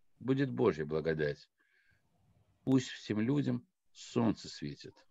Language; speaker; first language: Russian; non-native, local second language; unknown